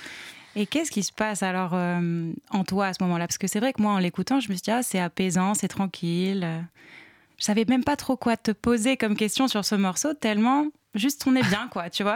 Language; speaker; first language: French; native; French